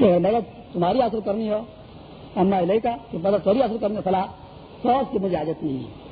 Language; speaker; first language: Urdu; non-native, local second language; Pashto